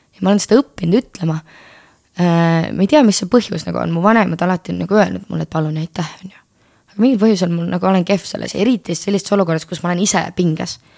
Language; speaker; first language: Estonian; native; Estonian